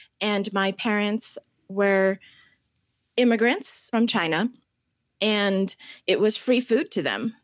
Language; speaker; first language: English; early bilingual, other home language; Chinese